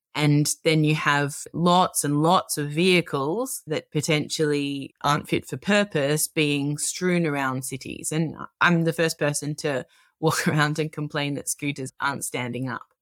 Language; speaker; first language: English; native; English